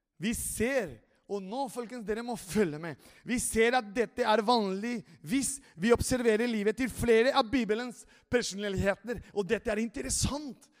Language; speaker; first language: Norwegian; non-native, fluent; Spanish